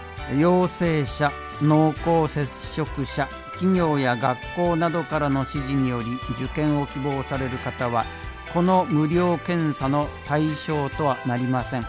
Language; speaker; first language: Japanese; native; Japanese